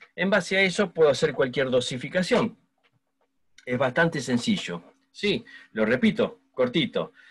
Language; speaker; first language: Spanish; native; Spanish